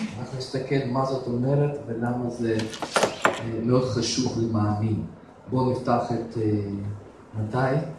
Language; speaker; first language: Hebrew; non-native, fluent; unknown